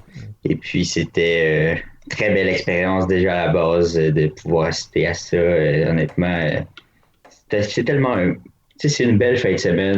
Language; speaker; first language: French; native; French